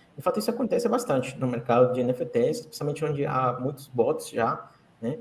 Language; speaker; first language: Portuguese; non-native, fluent; Spanish